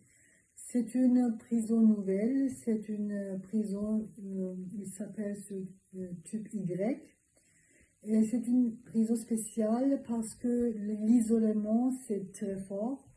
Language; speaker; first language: French; non-native, learner; Turkish